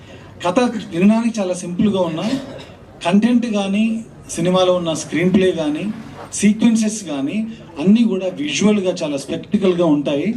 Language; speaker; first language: Telugu; native; Telugu